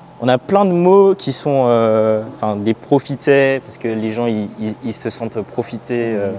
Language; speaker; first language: French; native; French